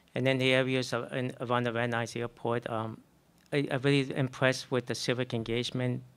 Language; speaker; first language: English; native; English